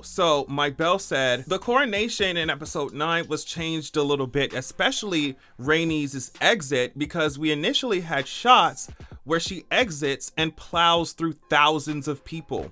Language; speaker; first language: English; native; English